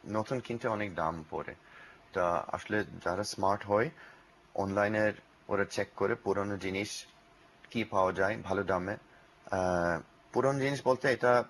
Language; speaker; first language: Bangla; non-native, learner; English